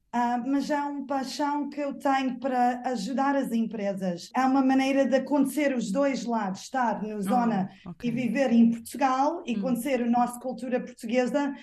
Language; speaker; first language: Portuguese; non-native, fluent; English